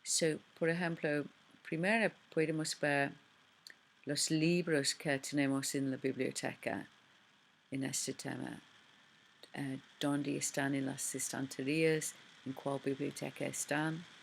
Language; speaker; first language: Spanish; non-native, learner; English